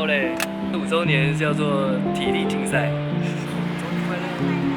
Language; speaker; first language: Chinese; native; Chinese